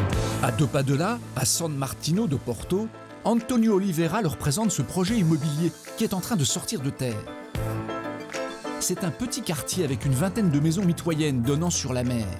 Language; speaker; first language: French; native; French